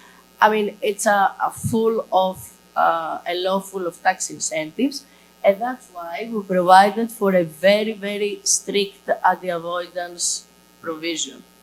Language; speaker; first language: English; non-native, fluent; Greek